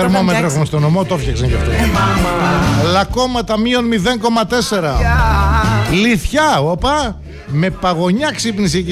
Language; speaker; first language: Greek; native; Greek